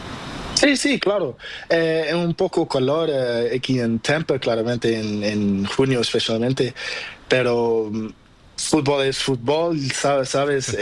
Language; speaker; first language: Spanish; non-native, learner; Portuguese